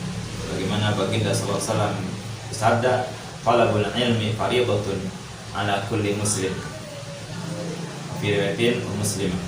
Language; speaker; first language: Indonesian; native; Indonesian